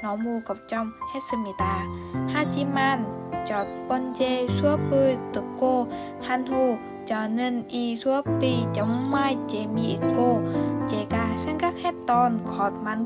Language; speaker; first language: Korean; non-native, fluent; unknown